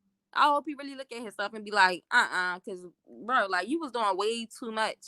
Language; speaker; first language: English; native; English